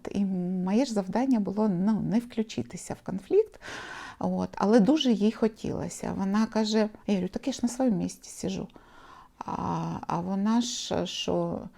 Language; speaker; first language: Ukrainian; non-native, local second language; Russian